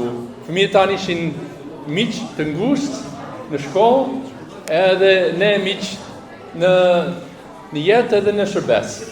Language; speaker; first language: Albanian; non-native, fluent; English